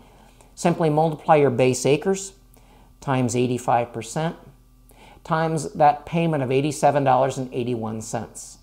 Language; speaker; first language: English; native; English